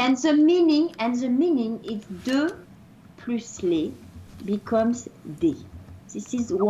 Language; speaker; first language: English; non-native, fluent; French